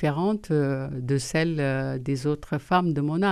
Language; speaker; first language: French; non-native, local second language; Wolof